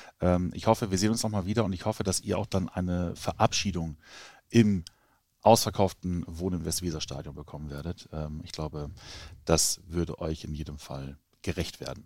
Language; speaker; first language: German; native; German